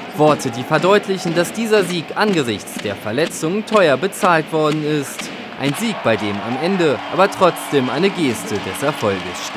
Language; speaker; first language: German; native; German